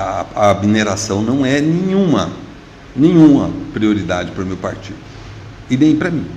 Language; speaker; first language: Portuguese; native; Portuguese